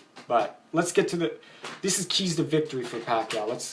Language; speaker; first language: English; native; English